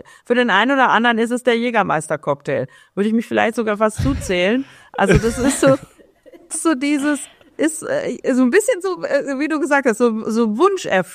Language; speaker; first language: German; native; German